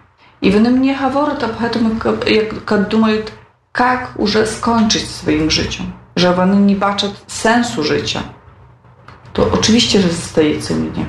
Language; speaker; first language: Polish; non-native, local second language; Ukrainian